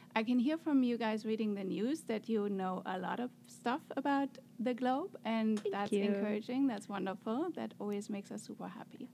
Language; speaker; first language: English; non-native, fluent; German